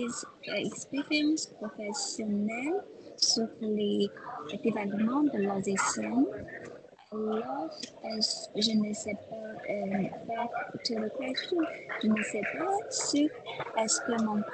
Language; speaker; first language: French; non-native, learner; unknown